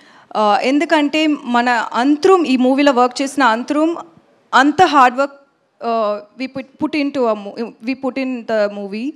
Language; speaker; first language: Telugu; non-native, learner; Tamil